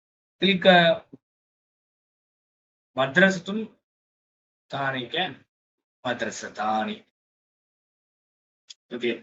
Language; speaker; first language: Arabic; non-native, fluent; Tamil